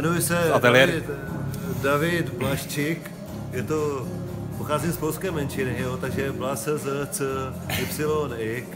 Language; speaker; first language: Czech; non-native, local second language; Polish